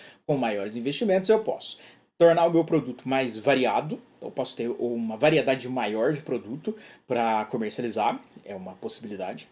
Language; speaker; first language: Portuguese; native; Portuguese